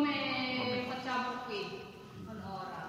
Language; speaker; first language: Italian; non-native, learner; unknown